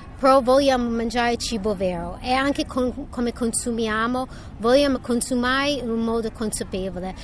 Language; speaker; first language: Italian; non-native, fluent; English